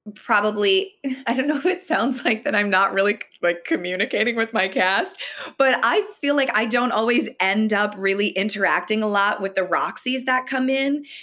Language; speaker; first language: English; native; English